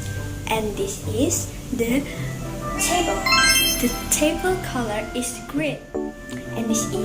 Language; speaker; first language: English; non-native, learner; Indonesian